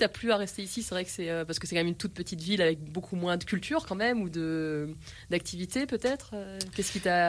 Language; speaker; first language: French; native; French